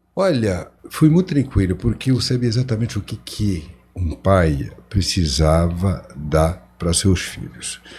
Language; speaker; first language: Portuguese; non-native, fluent; French